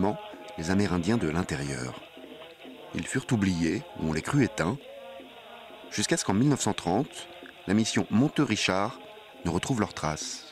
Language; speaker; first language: French; native; French